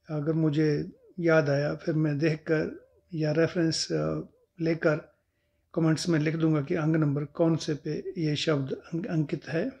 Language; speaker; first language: Hindi; non-native, local second language; Punjabi